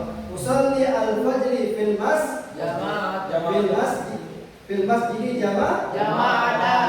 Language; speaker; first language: Arabic; non-native, fluent; Indonesian